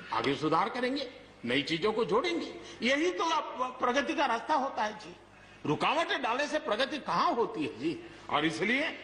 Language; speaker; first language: Hindi; non-native, local second language; Gujarati